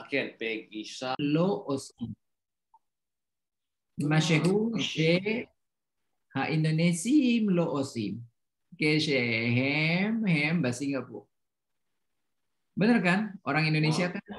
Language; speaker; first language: Hebrew; non-native, learner; Indonesian